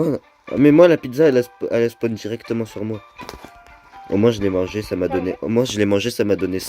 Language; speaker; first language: French; native; French